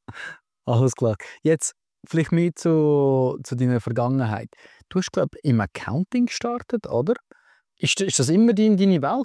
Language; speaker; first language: German; native; German